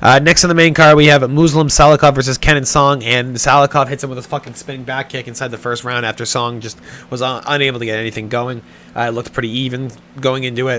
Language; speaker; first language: English; native; English